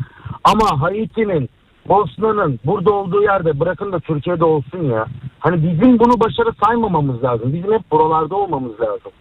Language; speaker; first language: Turkish; native; Turkish